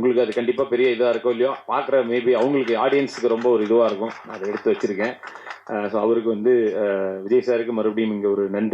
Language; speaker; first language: Tamil; native; Tamil